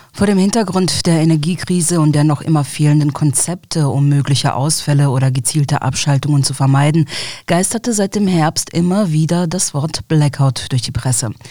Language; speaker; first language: German; native; German